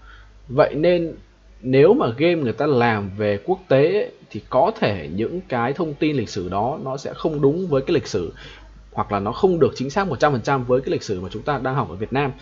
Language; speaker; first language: Vietnamese; native; Vietnamese